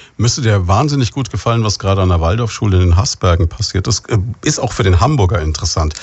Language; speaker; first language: German; native; German